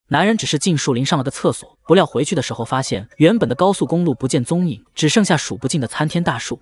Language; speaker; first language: Chinese; native; Chinese